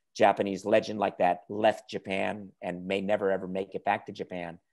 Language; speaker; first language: English; native; English